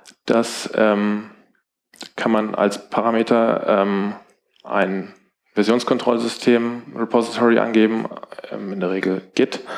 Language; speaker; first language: German; native; German